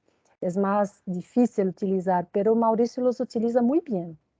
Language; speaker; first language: Spanish; non-native, fluent; Portuguese